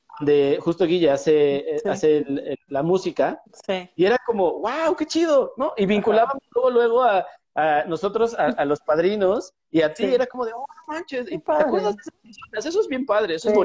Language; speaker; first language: Spanish; native; Spanish